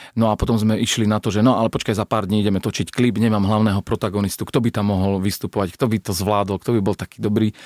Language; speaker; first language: Slovak; non-native, local second language; Rusyn